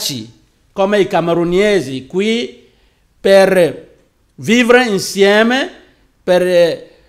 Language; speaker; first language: Italian; non-native, learner; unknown